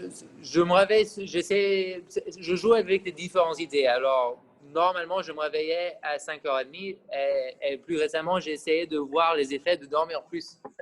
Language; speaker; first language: French; non-native, fluent; English